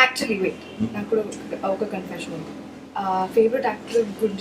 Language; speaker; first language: Telugu; non-native, learner; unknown